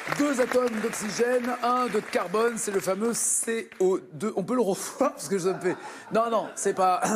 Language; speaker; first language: French; native; French